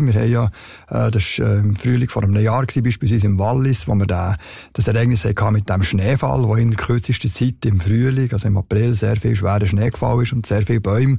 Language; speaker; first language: German; native; German